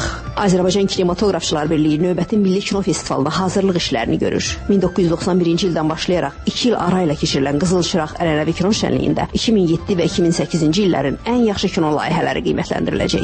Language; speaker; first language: Azerbaijani; native; Azerbaijani